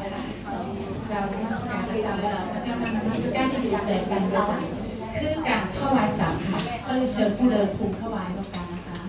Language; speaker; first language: Thai; native; Thai